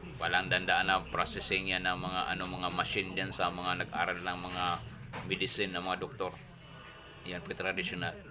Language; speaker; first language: Filipino; non-native, local second language; Cebuano